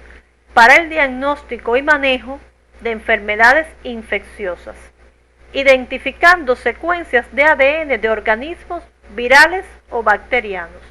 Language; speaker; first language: Spanish; native; Spanish